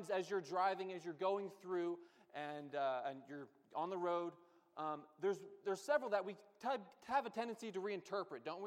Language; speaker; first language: English; native; English